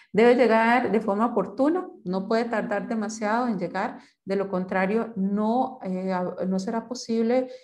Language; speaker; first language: Spanish; native; Spanish